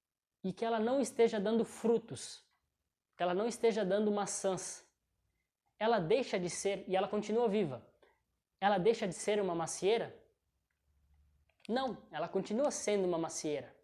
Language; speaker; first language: Portuguese; native; Portuguese